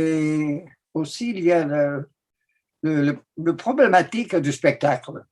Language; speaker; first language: French; non-native, fluent; English